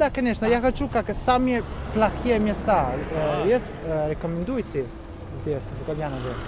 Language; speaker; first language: Russian; non-native, learner; Italian